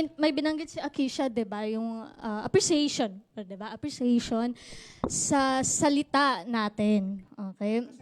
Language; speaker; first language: Filipino; non-native, local second language; Cebuano